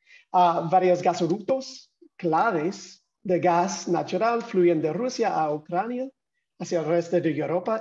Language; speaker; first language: Spanish; non-native, fluent; English